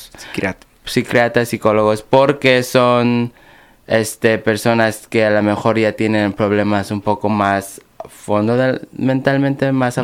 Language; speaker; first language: Spanish; early bilingual, other home language; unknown